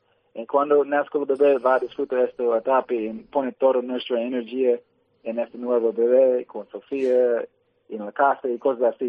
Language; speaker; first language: Spanish; early bilingual, heritage; English